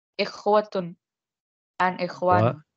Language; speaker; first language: Arabic; non-native, learner; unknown